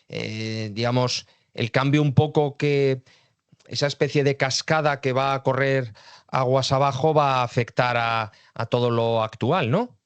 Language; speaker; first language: Spanish; native; Spanish